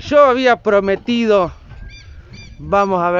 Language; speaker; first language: Spanish; native; Spanish